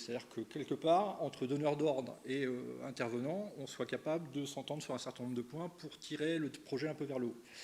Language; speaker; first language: French; native; French